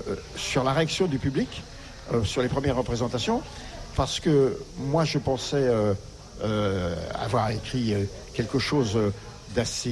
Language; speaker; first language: French; native; French